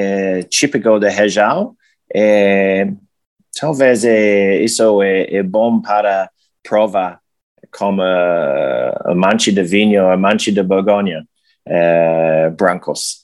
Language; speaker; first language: Portuguese; non-native, learner; English